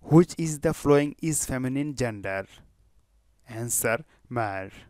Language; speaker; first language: English; non-native, local second language; Bangla